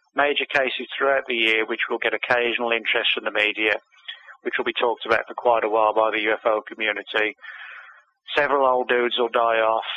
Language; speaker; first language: English; native; English